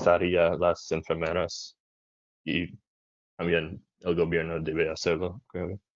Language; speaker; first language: Spanish; non-native, learner; English